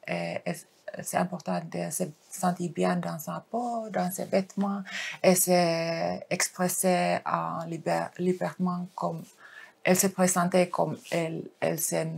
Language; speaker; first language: French; non-native, fluent; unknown